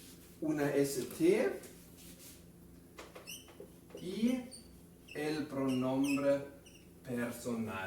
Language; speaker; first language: Spanish; non-native, fluent; German